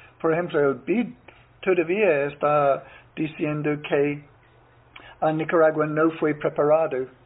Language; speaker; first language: Spanish; non-native, fluent; English